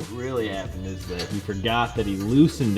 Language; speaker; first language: English; native; English